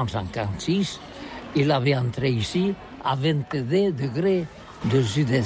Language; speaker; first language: French; non-native, learner; Catalan